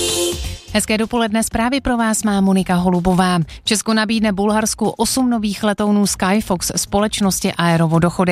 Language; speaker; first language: Czech; native; Czech